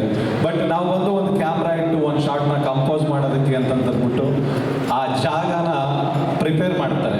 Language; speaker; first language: Kannada; native; Kannada